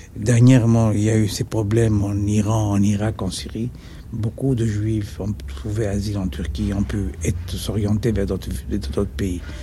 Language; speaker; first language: French; non-native, fluent; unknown